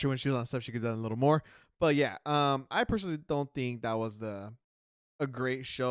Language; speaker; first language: English; native; English